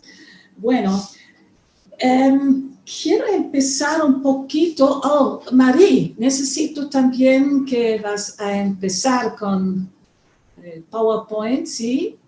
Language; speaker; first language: Spanish; non-native, fluent; German